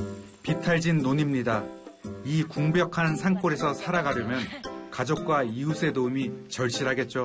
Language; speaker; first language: Korean; native; Korean